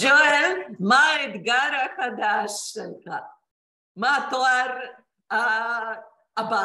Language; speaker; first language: Hebrew; non-native, fluent; Polish